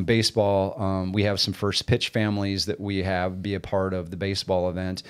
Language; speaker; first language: English; native; English